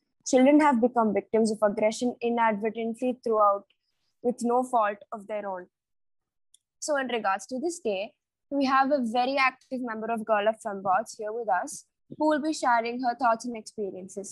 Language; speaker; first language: English; non-native, local second language; Tamil